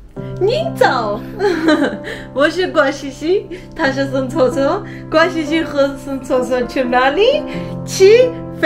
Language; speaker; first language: Chinese; non-native, learner; Armenian